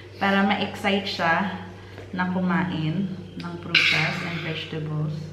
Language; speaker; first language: Filipino; non-native, local second language; Hiligaynon